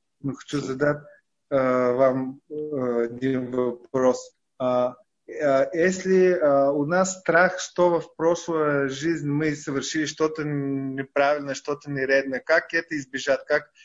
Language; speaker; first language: Russian; non-native, learner; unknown